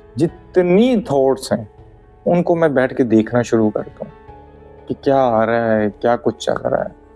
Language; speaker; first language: Hindi; non-native, local second language; Punjabi